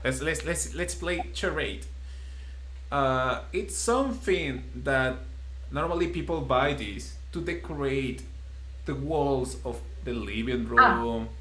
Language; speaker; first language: English; non-native, fluent; Spanish